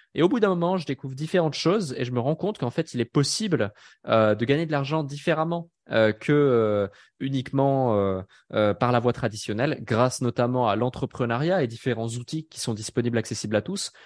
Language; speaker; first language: French; native; French